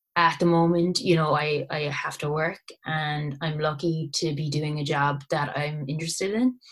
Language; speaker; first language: English; native; English